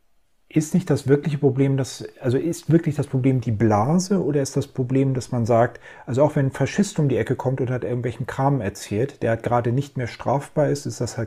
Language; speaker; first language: German; native; German